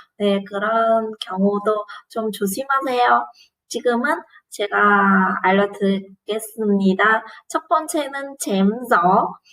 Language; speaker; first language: Korean; non-native, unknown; Vietnamese